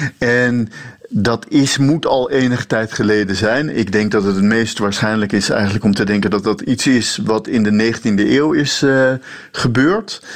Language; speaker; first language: Dutch; native; Dutch